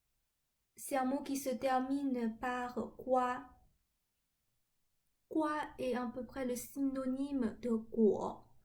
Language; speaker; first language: French; non-native, fluent; Chinese